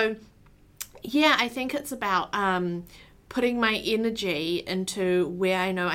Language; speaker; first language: English; native; English